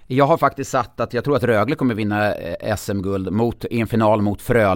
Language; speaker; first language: Swedish; native; Swedish